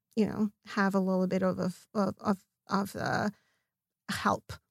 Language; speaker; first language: English; non-native, fluent; Serbian